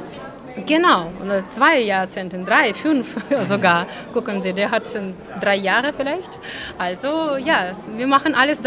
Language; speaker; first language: German; non-native, fluent; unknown